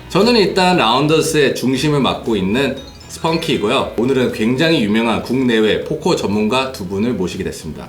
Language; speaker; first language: Korean; early bilingual, heritage; Korean